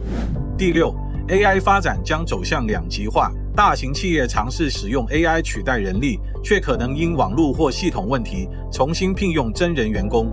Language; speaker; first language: Chinese; native; Chinese